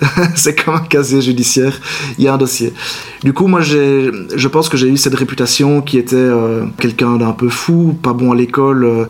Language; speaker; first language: French; native; French